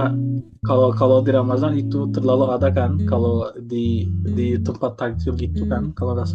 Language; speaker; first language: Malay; non-native, fluent; Turkish